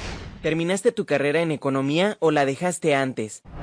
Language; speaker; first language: Spanish; native; Spanish